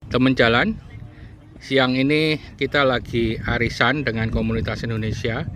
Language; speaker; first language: Indonesian; native; Indonesian